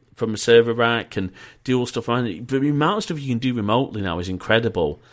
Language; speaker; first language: English; native; English